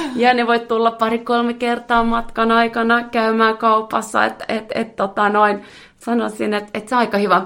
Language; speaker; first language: Finnish; non-native, local second language; Swedish